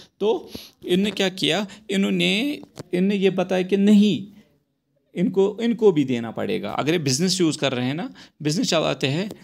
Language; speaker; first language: Hindi; non-native, local second language; Kashmiri